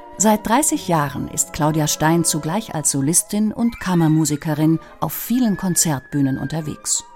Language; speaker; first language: German; native; German